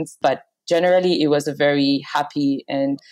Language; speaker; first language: English; non-native, local second language; Hausa